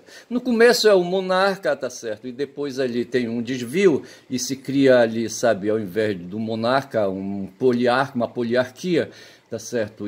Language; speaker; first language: Portuguese; native; Portuguese